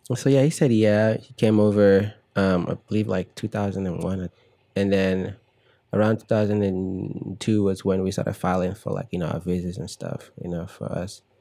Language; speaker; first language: English; early bilingual, other home language; Igbo